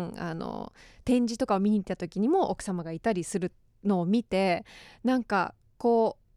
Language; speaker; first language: Japanese; native; Japanese